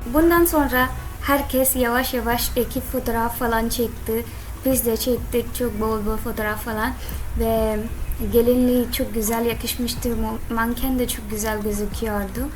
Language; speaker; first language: Turkish; non-native, learner; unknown